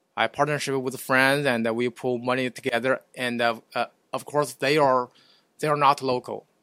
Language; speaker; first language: English; non-native, fluent; Chinese